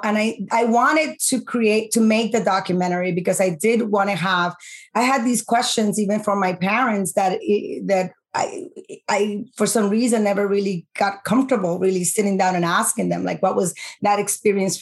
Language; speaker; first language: English; early bilingual, other home language; Spanish